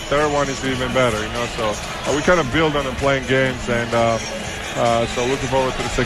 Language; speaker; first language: English; non-native, fluent; Georgian